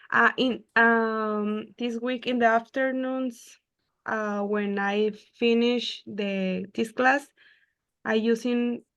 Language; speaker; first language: English; non-native, learner; Spanish